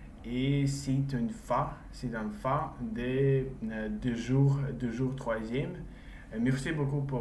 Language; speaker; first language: French; non-native, learner; English